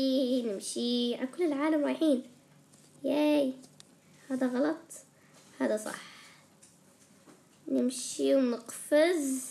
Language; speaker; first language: Arabic; native; Arabic